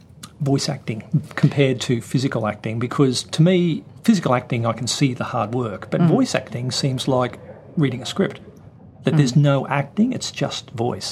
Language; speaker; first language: English; native; English